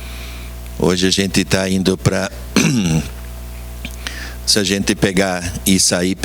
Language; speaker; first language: Portuguese; early bilingual, heritage; Portuguese